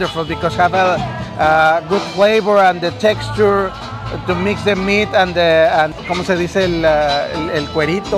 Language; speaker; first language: English; non-native, learner; Spanish